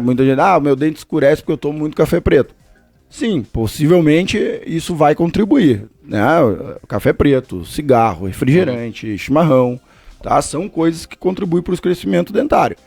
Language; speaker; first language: Portuguese; native; Portuguese